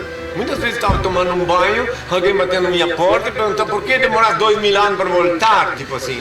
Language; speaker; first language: Portuguese; native; Portuguese